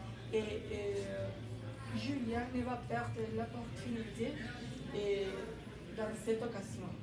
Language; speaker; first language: French; non-native, learner; Spanish